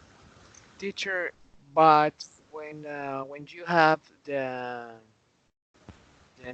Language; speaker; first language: English; non-native, learner; Spanish